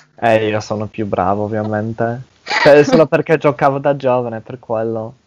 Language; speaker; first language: Italian; non-native, fluent; English